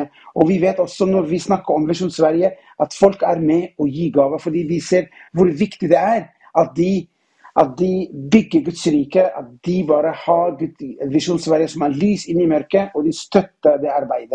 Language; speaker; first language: Norwegian; non-native, fluent; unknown